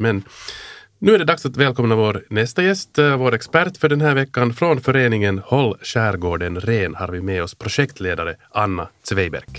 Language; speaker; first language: Swedish; native; Swedish